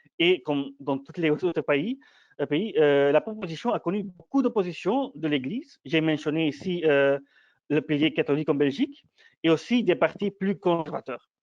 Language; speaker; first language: French; non-native, fluent; Dutch